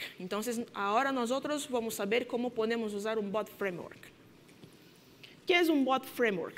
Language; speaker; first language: Spanish; non-native, fluent; Portuguese